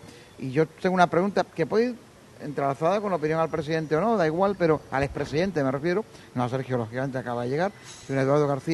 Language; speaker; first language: Spanish; native; Spanish